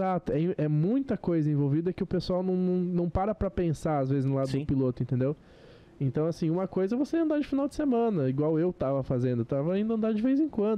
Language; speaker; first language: Portuguese; native; Portuguese